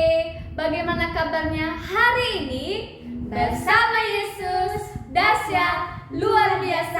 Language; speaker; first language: Indonesian; native; Indonesian